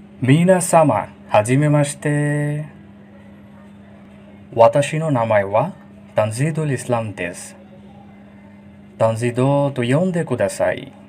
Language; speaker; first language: Japanese; non-native, learner; Bangla